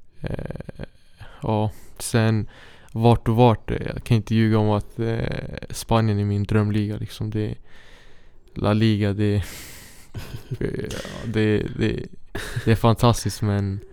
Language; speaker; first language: Swedish; early bilingual, other home language; Syriac